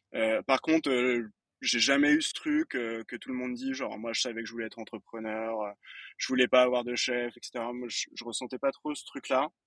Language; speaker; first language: French; native; French